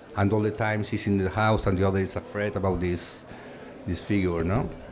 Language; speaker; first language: English; non-native, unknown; Catalan